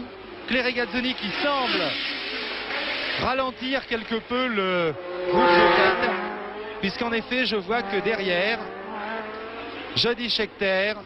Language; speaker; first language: French; native; French